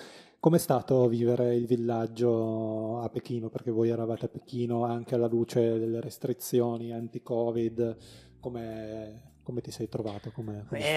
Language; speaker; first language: Italian; native; Italian